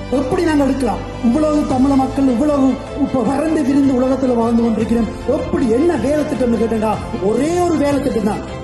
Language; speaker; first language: Tamil; early bilingual, heritage; Tamil